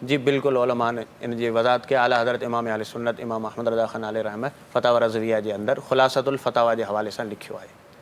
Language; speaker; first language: Sindhi; non-native, local second language; Marwari